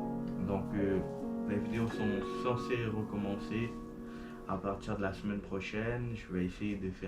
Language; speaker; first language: French; non-native, fluent; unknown